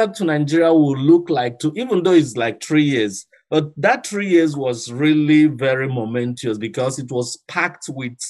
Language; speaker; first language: English; non-native, local second language; Igbo